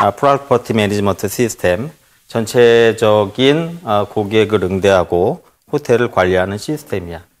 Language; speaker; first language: Korean; native; Korean